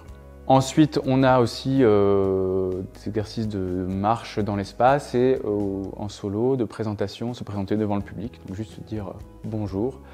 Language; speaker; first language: French; native; French